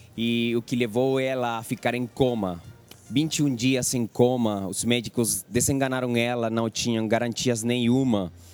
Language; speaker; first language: Portuguese; non-native, fluent; Spanish